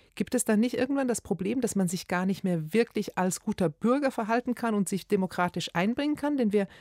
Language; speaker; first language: German; native; German